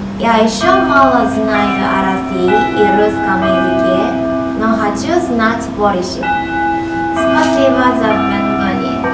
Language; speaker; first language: Russian; non-native, learner; Japanese